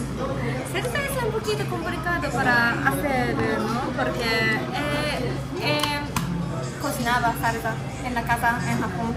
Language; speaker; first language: Spanish; non-native, learner; Japanese